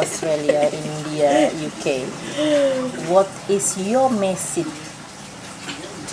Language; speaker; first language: English; non-native, local second language; Indonesian